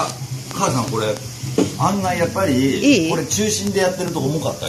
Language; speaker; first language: Japanese; native; Japanese